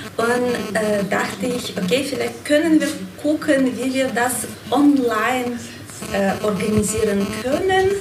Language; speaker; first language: German; non-native, fluent; Ukrainian